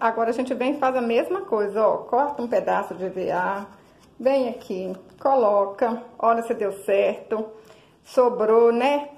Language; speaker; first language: Portuguese; native; Portuguese